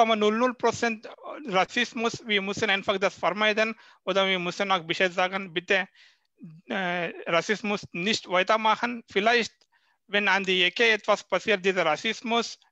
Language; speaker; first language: German; non-native, learner; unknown